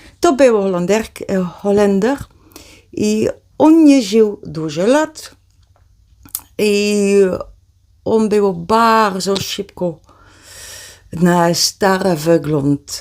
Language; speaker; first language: Polish; non-native, learner; Dutch